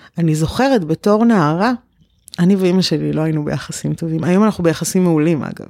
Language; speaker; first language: Hebrew; early bilingual, other home language; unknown